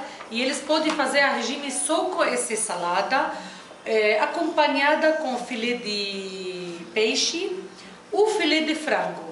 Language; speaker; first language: Portuguese; non-native, fluent; Arabic